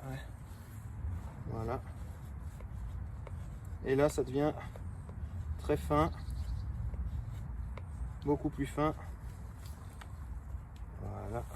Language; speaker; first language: French; native; French